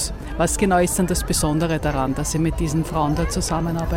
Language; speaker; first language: German; native; German